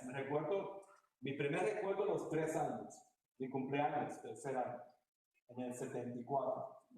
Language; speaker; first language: Spanish; early bilingual, heritage; Spanish